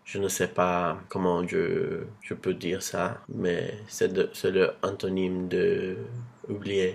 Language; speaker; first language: French; non-native, learner; Portuguese